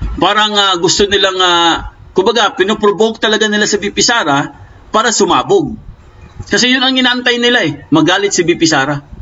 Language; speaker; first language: Filipino; non-native, local second language; Cebuano